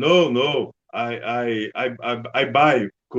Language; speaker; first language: English; non-native, learner; Portuguese